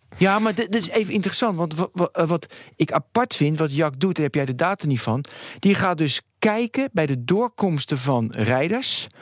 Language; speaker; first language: Dutch; native; Dutch